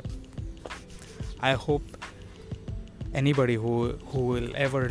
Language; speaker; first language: English; non-native, local second language; Marathi